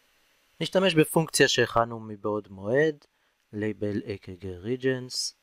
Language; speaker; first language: Hebrew; native; Hebrew